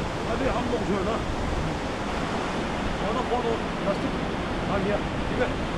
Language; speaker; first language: Hindi; non-native, local second language; Tibetan